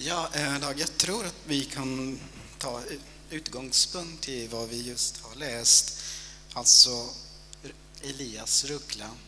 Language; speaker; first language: Swedish; non-native, fluent; Italian